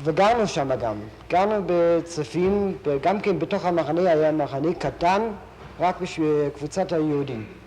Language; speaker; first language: Hebrew; non-native, fluent; German